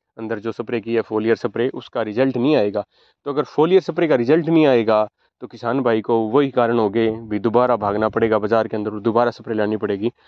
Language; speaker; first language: Hindi; native; Hindi